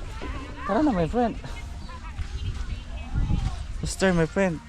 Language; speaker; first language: English; non-native, learner; Cebuano